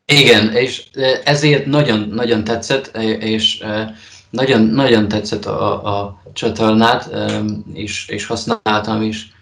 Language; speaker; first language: Hungarian; non-native, learner; Polish